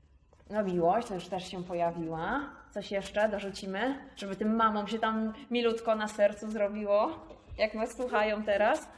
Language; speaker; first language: Polish; native; Polish